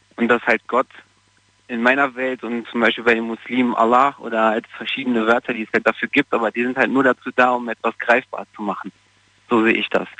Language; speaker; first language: German; non-native, fluent; Portuguese